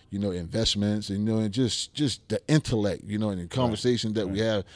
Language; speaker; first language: English; native; English